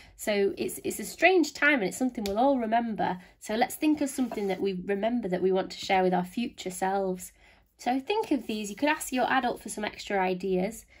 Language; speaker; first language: English; native; English